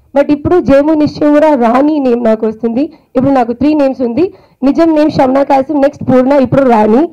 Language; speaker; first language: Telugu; non-native, learner; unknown